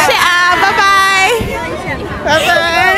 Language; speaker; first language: Chinese; non-native, learner; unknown